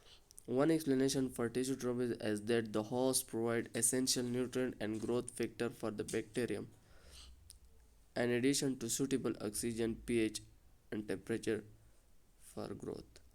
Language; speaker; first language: English; non-native, local second language; Urdu